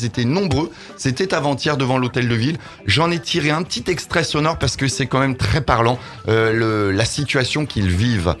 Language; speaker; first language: French; native; French